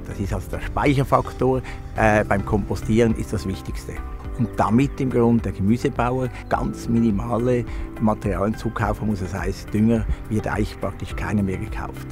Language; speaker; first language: German; native; German